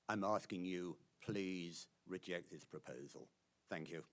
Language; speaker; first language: English; native; English